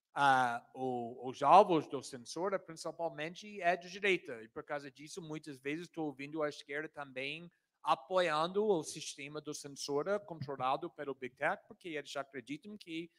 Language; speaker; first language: Portuguese; non-native, fluent; English